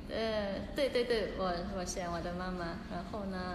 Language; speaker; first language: Chinese; non-native, learner; Thai